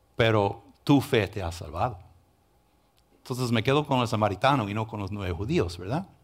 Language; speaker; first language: Spanish; non-native, fluent; English